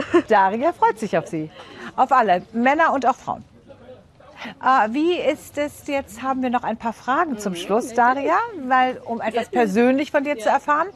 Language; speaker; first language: German; native; German